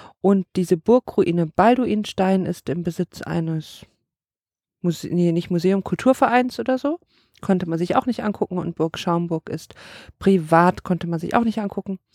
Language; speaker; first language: German; native; German